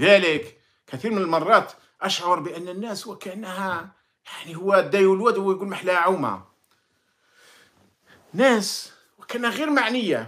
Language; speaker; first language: Arabic; native; Arabic